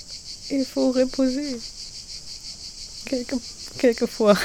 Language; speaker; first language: French; non-native, learner; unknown